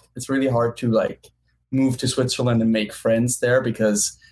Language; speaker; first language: English; non-native, fluent; German